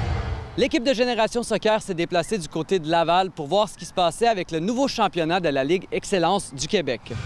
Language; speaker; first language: French; native; French